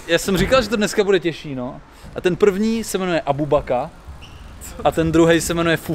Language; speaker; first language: Czech; native; Czech